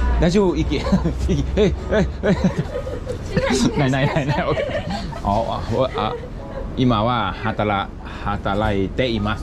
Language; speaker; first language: Japanese; non-native, learner; Thai